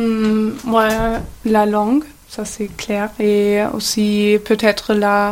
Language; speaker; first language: French; non-native, learner; German